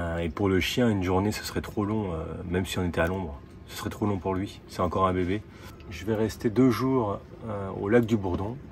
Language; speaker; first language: French; native; French